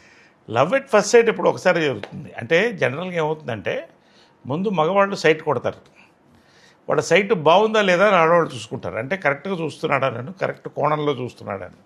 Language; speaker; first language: Telugu; native; Telugu